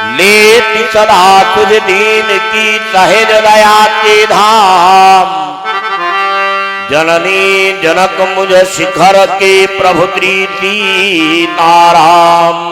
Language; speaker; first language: Hindi; native; Hindi